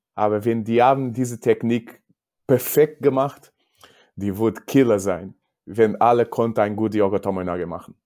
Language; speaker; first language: German; non-native, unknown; Portuguese